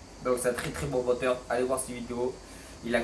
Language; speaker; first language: French; native; French